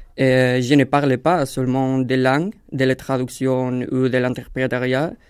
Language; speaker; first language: French; non-native, learner; Spanish